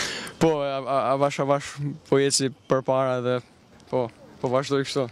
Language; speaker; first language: Albanian; early bilingual, heritage; Albanian